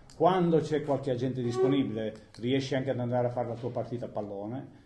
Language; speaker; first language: Italian; native; Italian